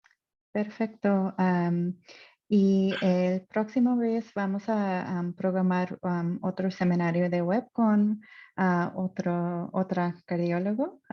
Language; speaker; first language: Spanish; non-native, fluent; English